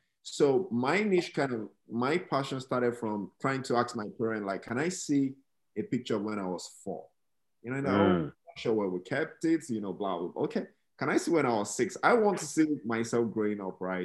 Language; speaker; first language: English; non-native, local second language; Yoruba